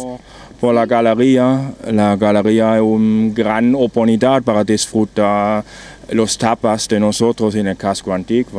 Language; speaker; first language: Spanish; non-native, learner; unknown